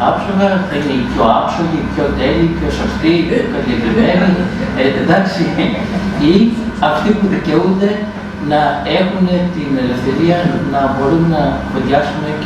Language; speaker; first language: Greek; native; Greek